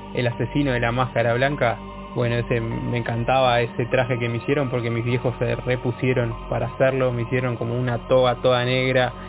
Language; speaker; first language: Spanish; native; Spanish